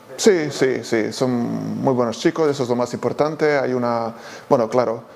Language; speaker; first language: Spanish; non-native, fluent; Serbian